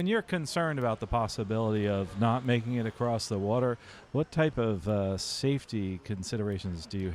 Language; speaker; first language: English; native; English